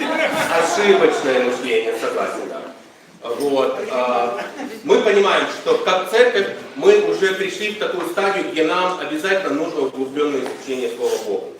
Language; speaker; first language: Russian; native; Russian